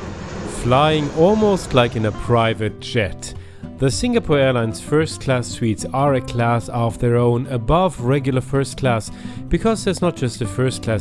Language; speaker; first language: English; non-native, fluent; German